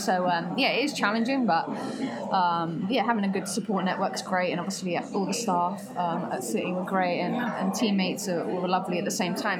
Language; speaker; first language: English; native; English